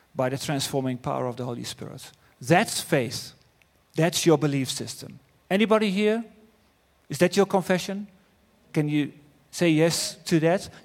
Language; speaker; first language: English; non-native, fluent; Dutch